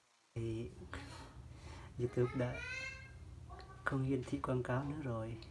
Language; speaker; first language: Vietnamese; non-native, local second language; Jarai